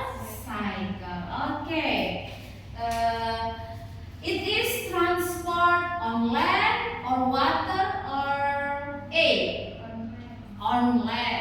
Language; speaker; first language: English; non-native, learner; Indonesian